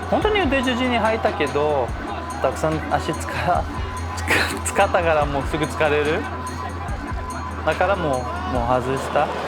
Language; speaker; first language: Japanese; non-native, learner; Portuguese